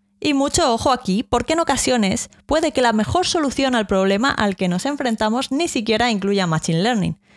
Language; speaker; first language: Spanish; native; Spanish